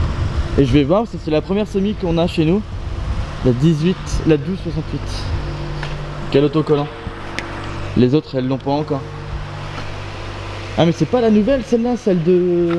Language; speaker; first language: French; native; French